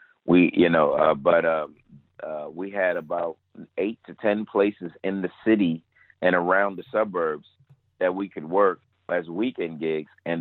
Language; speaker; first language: English; native; English